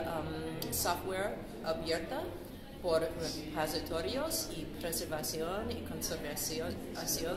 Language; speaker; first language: Spanish; non-native, learner; English